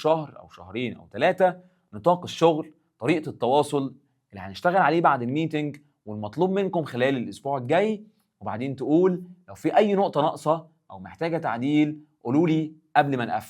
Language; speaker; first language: Arabic; native; Arabic